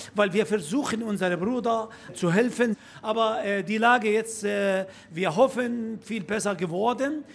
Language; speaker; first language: German; non-native, learner; Arabic